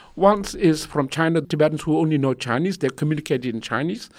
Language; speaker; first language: English; non-native, local second language; Tibetan